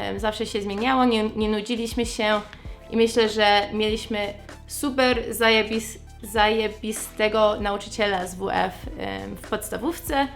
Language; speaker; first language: Polish; early bilingual, heritage; English